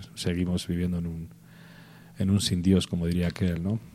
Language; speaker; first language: Spanish; native; Spanish